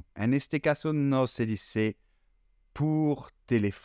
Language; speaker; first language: Spanish; non-native, fluent; French